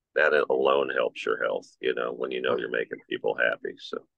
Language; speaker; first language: English; native; English